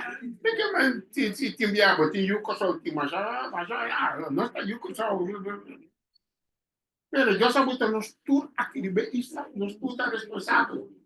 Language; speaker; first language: Portuguese; non-native, learner; Papiamento